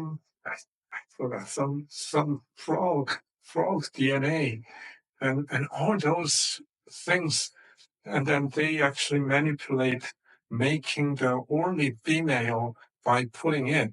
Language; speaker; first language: English; non-native, fluent; Korean